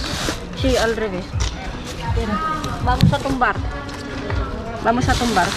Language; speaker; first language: Spanish; non-native, learner; Filipino